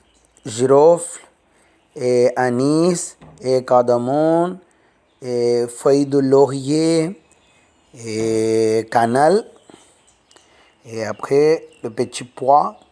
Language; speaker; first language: French; non-native, learner; Tamil